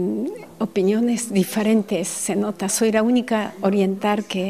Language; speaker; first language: Spanish; non-native, fluent; Japanese